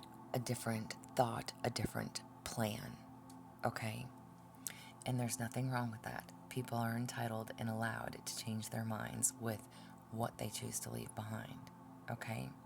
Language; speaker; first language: English; native; English